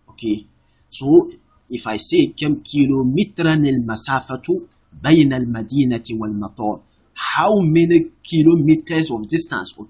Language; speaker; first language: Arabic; non-native, fluent; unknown